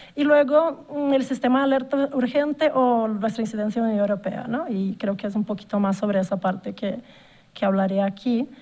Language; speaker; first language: Spanish; non-native, fluent; Portuguese